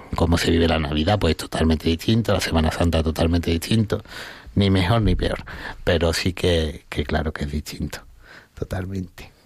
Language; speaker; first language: Spanish; native; Spanish